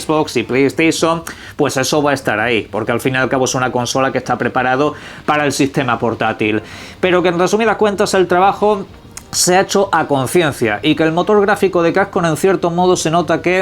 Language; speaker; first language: Spanish; native; Spanish